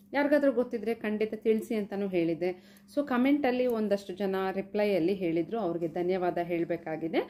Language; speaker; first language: Kannada; non-native, local second language; Telugu